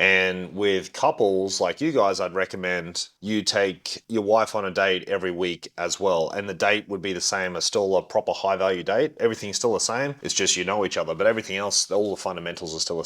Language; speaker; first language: English; native; English